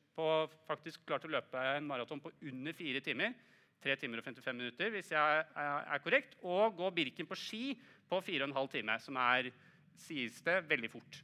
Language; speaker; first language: Norwegian; native; Norwegian